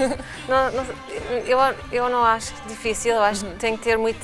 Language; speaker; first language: Portuguese; non-native, fluent; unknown